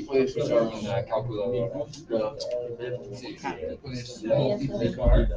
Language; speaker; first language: Spanish; non-native, fluent; English